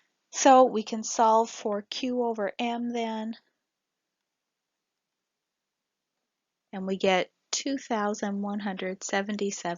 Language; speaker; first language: English; native; English